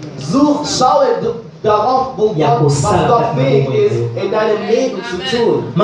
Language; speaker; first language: German; non-native, learner; French